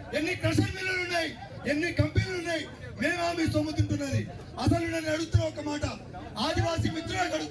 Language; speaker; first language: Telugu; non-native, local second language; Lambadi